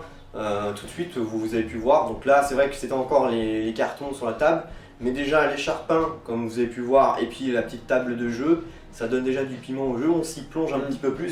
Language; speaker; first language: French; native; French